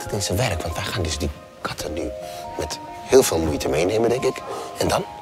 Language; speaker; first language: Dutch; native; Dutch